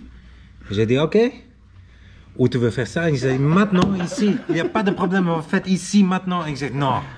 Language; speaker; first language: French; non-native, learner; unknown